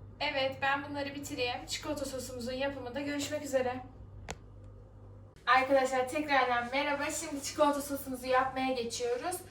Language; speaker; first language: Turkish; native; Turkish